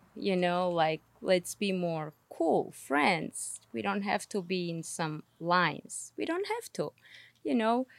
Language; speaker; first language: English; non-native, fluent; Armenian